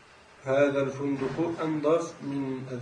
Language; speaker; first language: Arabic; non-native, learner; French